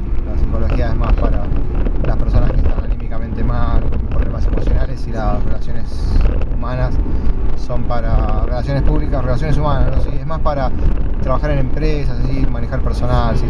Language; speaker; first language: Spanish; native; Spanish